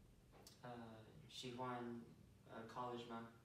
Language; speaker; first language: Chinese; non-native, learner; English